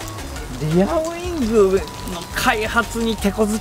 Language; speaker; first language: Japanese; native; Japanese